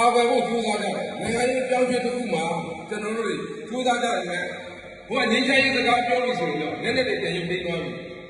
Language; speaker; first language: Burmese; non-native, local second language; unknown